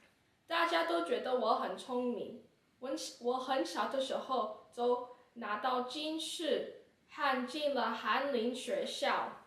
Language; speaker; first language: Chinese; non-native, learner; English